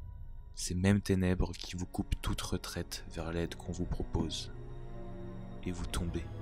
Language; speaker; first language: French; native; French